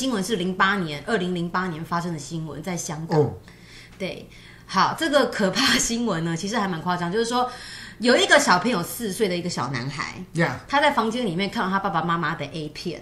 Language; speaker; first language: Chinese; native; Chinese